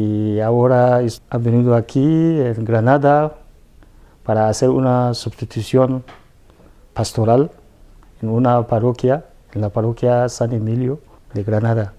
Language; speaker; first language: Spanish; non-native, fluent; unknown